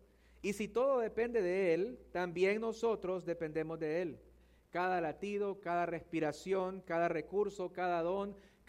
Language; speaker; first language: Spanish; native; Spanish